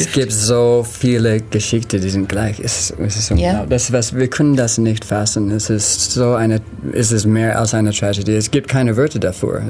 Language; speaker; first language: German; non-native, learner; English